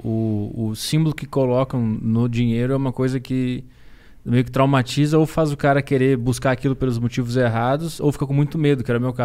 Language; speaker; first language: Portuguese; native; Portuguese